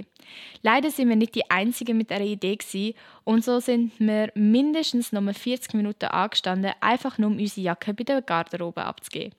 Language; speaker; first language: German; native; German